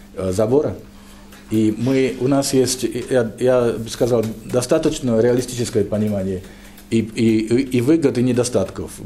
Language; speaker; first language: Russian; non-native, fluent; Slovak